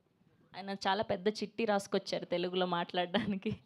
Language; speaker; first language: Telugu; native; Telugu